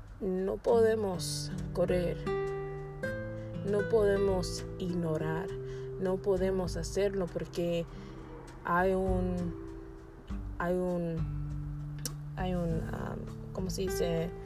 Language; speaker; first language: Spanish; non-native, learner; English